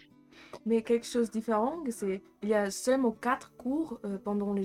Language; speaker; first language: French; non-native, fluent; German